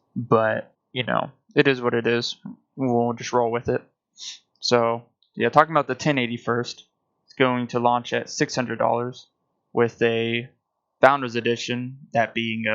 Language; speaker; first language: English; native; English